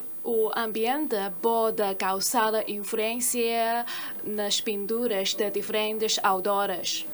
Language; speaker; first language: Portuguese; non-native, fluent; Chinese